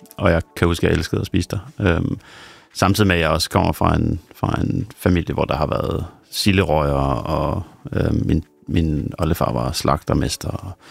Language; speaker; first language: Danish; native; Danish